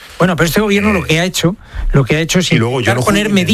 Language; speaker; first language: Spanish; native; Spanish